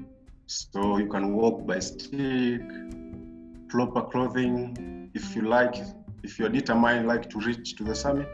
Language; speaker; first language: English; non-native, local second language; Swahili